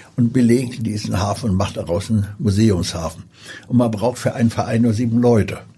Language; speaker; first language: German; early bilingual, other home language; Polish